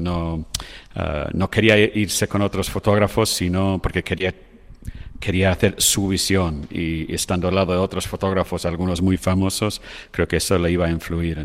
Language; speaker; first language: Spanish; non-native, fluent; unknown